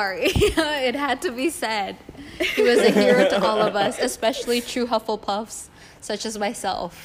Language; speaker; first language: English; non-native, fluent; Indonesian